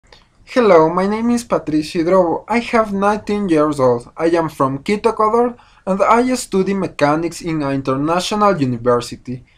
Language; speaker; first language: English; non-native, learner; Spanish